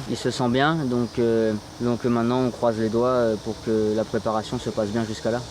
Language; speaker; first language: French; native; French